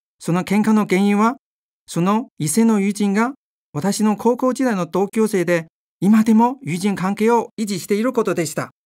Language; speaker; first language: Japanese; non-native, fluent; Chinese